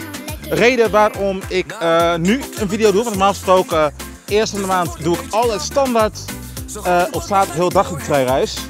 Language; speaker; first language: Dutch; native; Dutch